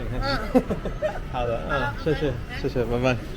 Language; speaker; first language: Chinese; non-native, learner; English